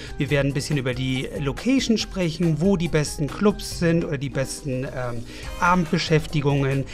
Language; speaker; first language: German; native; German